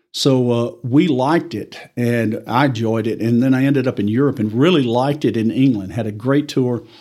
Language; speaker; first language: English; native; English